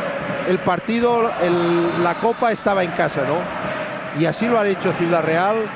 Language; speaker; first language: Spanish; native; Spanish